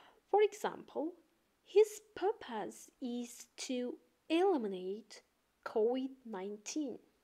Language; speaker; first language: English; non-native, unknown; Azerbaijani